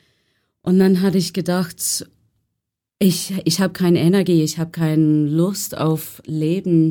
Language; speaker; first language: German; non-native, learner; English